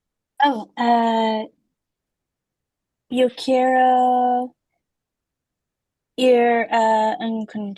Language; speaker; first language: Spanish; non-native, learner; English